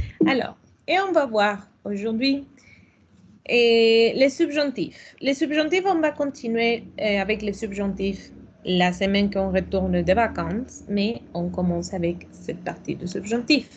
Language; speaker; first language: French; non-native, fluent; Spanish